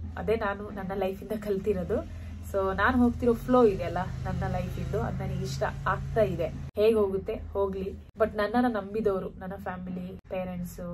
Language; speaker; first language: Kannada; native; Kannada